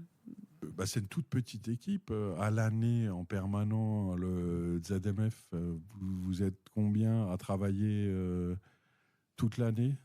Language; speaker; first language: French; native; French